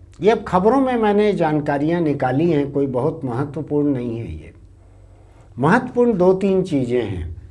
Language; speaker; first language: Hindi; native; Hindi